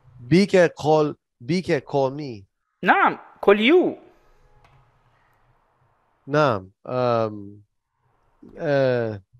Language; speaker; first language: Arabic; non-native, learner; English